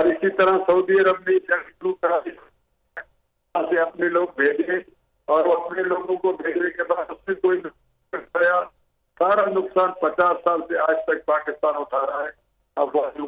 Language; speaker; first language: Urdu; non-native, local second language; Pashto